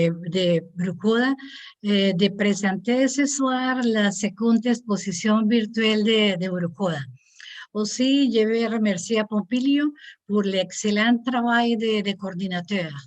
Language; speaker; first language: French; non-native, learner; Spanish